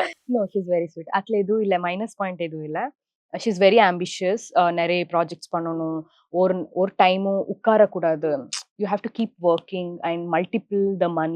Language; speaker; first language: Tamil; non-native, local second language; Kannada